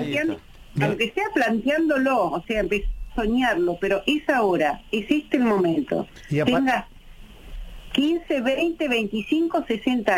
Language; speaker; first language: Spanish; native; Spanish